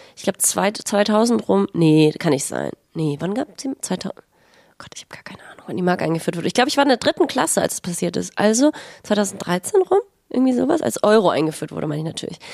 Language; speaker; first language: German; native; German